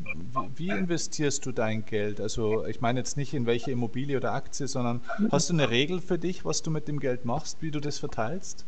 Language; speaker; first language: German; native; German